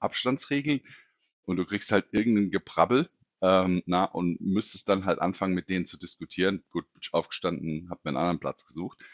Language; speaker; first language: German; native; German